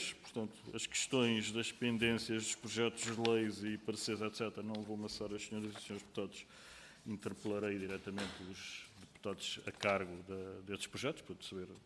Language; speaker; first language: Portuguese; native; Portuguese